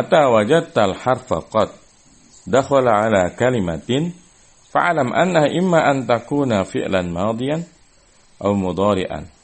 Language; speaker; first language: Arabic; non-native, fluent; Indonesian